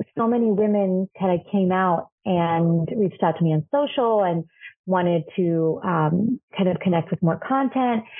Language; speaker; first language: English; non-native, fluent; Spanish